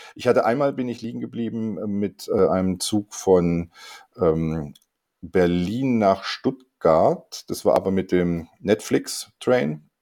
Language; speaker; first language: German; non-native, fluent; Korean